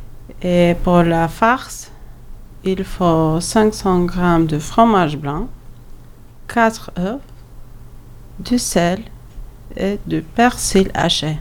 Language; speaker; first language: French; non-native, learner; Albanian